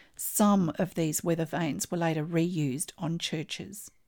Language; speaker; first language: English; native; English